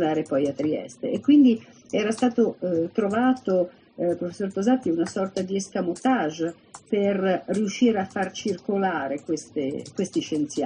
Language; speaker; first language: Italian; native; Italian